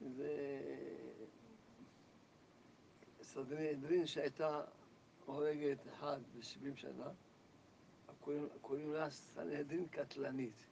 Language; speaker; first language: Hebrew; early bilingual, other home language; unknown